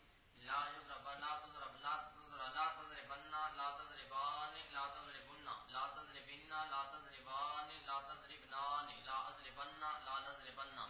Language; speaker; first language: Arabic; non-native, learner; Punjabi